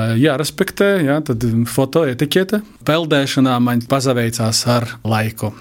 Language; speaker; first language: Latvian; native; Latvian